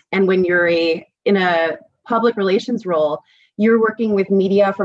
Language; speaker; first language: English; native; English